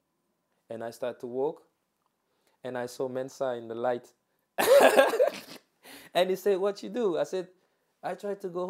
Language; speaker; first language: English; non-native, fluent; French